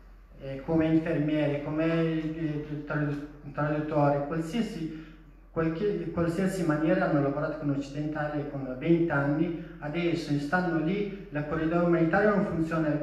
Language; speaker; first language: Italian; non-native, fluent; Persian